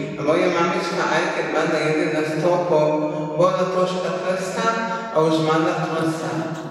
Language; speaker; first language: Slovak; early bilingual, heritage; Slovak